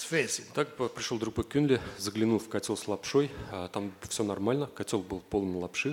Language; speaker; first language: Russian; native; Russian